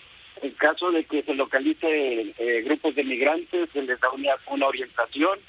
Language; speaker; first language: Spanish; native; Spanish